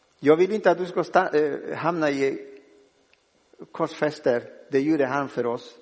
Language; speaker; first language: Swedish; non-native, fluent; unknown